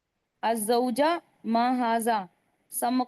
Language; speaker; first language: Arabic; non-native, learner; Urdu